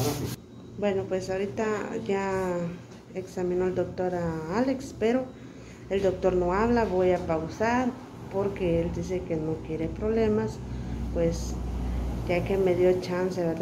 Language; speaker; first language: Spanish; native; Spanish